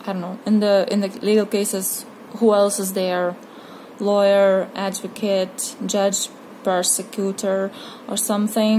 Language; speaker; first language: English; non-native, fluent; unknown